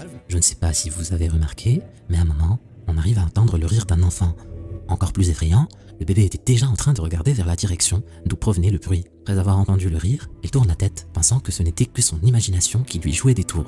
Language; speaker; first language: French; native; French